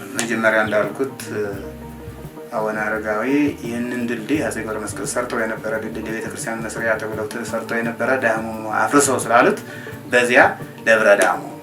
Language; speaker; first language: Amharic; non-native, local second language; Tigrinya